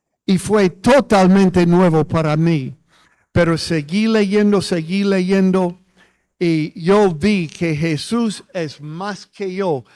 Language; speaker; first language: Spanish; non-native, fluent; English